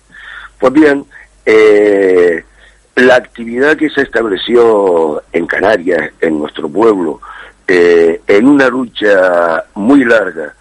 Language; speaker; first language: Spanish; native; Spanish